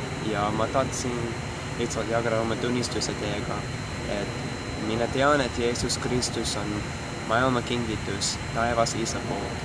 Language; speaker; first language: Estonian; non-native, fluent; English